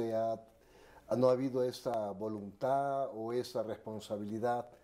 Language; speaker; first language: Spanish; native; Spanish